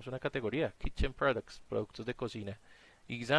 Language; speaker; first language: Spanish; native; Spanish